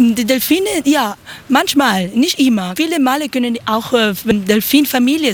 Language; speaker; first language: German; non-native, learner; Spanish